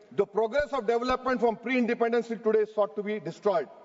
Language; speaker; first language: English; non-native, local second language; Urdu